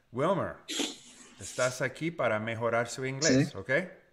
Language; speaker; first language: Spanish; non-native, learner; English